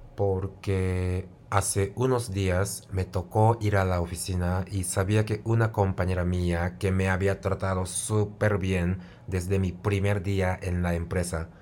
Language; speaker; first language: Spanish; non-native, fluent; Japanese